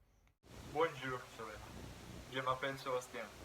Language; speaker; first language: French; non-native, learner; Spanish